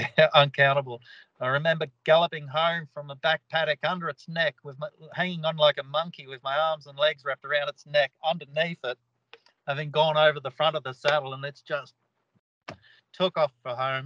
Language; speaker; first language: English; native; English